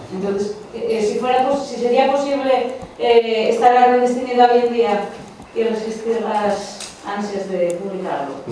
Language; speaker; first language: Spanish; native; Spanish